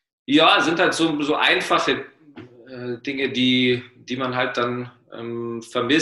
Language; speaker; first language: German; native; German